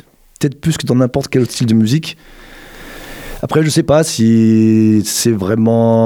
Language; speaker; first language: French; native; French